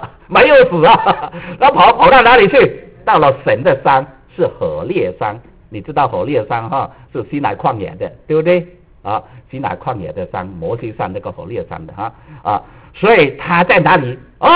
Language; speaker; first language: Chinese; native; Chinese